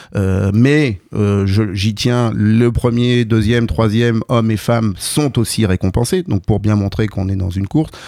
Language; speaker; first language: French; native; French